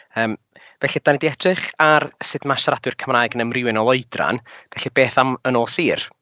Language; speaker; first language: Welsh; native; Welsh